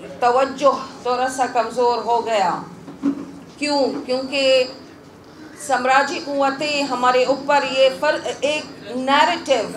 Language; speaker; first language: Urdu; non-native, fluent; Arabic